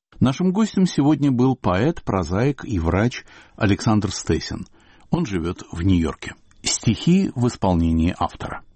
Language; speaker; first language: Russian; native; Russian